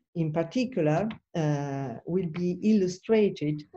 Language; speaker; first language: English; non-native, fluent; Italian